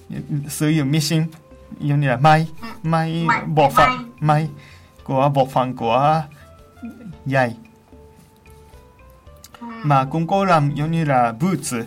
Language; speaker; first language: Vietnamese; non-native, fluent; Japanese